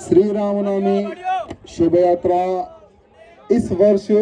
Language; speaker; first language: Hindi; non-native, local second language; Telugu